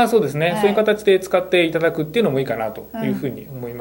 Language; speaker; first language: Japanese; native; Japanese